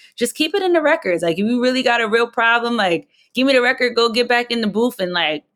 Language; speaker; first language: English; native; English